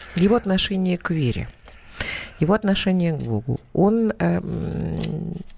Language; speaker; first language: Russian; native; Russian